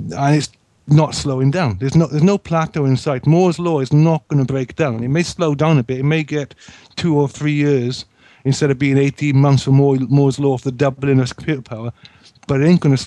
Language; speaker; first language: English; native; English